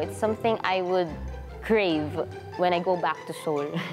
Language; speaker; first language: English; non-native, local second language; Filipino